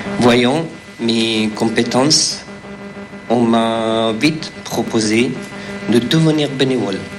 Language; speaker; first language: French; non-native, fluent; Persian